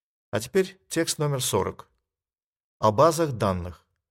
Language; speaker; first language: Russian; native; Russian